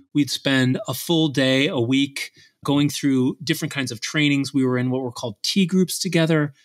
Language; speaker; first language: English; native; English